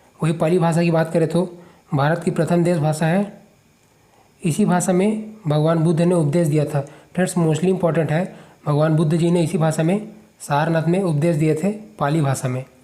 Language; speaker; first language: Hindi; native; Hindi